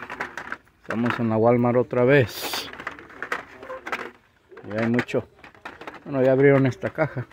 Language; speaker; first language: Spanish; early bilingual, heritage; Spanish